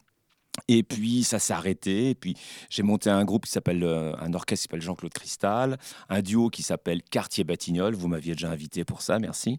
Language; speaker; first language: French; native; French